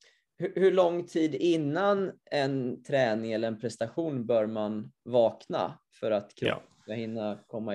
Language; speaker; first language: Swedish; native; Swedish